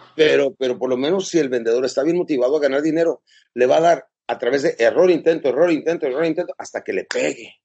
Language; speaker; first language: Spanish; native; Spanish